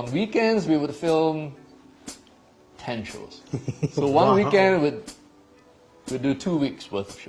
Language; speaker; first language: English; native; English